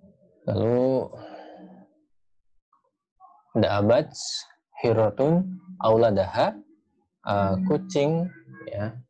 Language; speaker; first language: Arabic; non-native, fluent; Indonesian